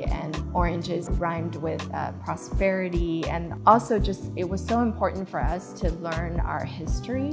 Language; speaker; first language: English; early bilingual, other home language; Chinese